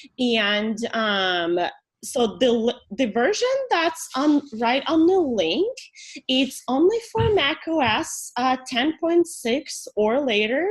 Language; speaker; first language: English; non-native, fluent; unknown